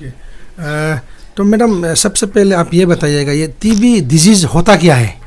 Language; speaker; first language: Hindi; non-native, local second language; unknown